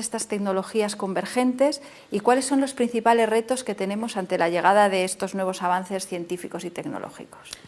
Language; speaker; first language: Spanish; native; Spanish